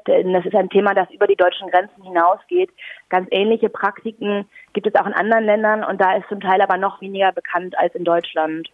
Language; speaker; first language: German; native; German